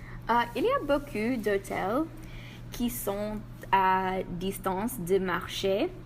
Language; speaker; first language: French; non-native, learner; English